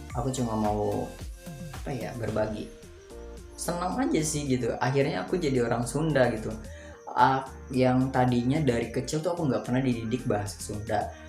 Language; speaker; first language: Indonesian; native; Indonesian